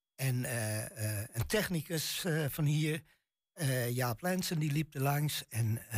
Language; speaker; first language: Dutch; native; Dutch